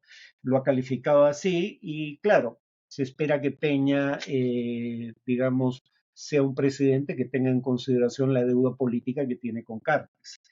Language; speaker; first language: Spanish; native; Spanish